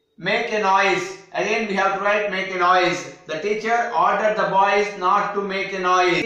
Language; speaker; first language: English; non-native, local second language; Telugu